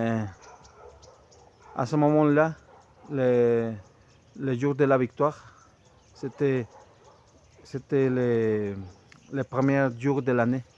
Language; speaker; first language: French; non-native, fluent; Spanish